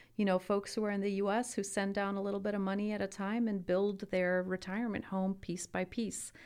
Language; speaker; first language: English; early bilingual, other home language; Italian